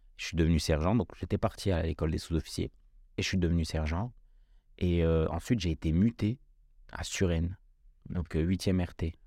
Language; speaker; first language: French; early bilingual, other home language; Kabyle